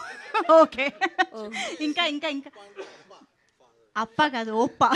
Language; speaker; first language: Telugu; native; Telugu